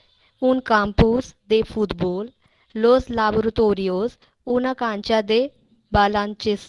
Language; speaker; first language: Spanish; non-native, learner; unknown